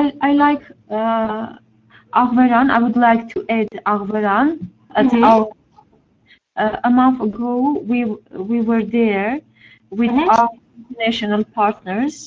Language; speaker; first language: English; non-native, learner; Armenian